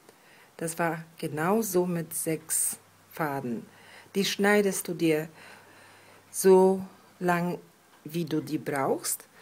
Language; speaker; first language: German; non-native, fluent; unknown